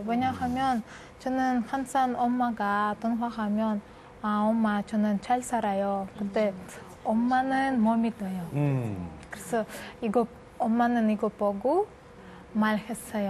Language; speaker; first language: Korean; non-native, learner; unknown